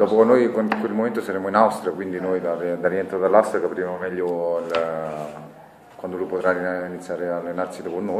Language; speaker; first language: Italian; native; Italian